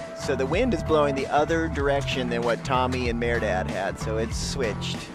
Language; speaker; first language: English; native; English